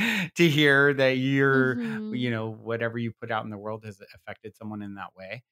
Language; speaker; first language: English; native; English